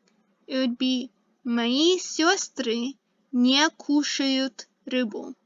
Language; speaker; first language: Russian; non-native, fluent; English